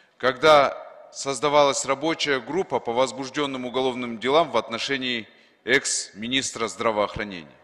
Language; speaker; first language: Russian; non-native, local second language; Kyrgyz